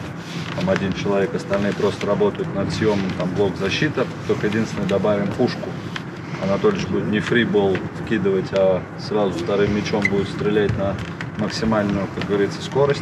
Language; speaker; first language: Russian; native; Russian